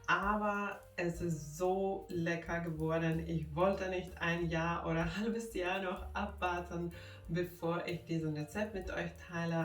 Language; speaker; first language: German; non-native, fluent; Finnish